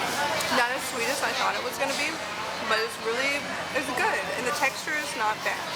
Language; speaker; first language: English; native; English